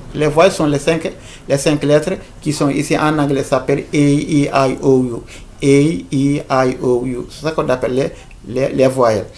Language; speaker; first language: French; non-native, local second language; Fula